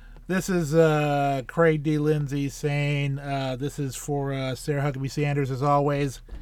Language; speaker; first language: English; native; English